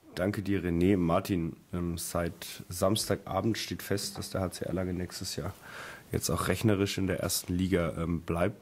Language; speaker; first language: German; native; German